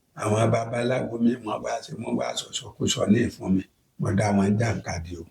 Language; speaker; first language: Yoruba; native; Yoruba